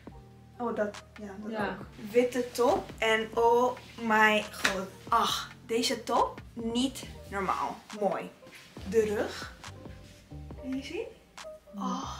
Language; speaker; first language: Dutch; non-native, learner; Italian